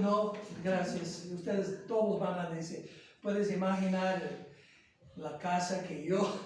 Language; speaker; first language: Spanish; non-native, fluent; English